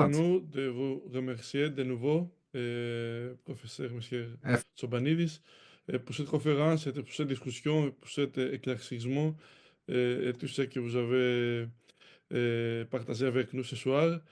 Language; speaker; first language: French; non-native, fluent; Greek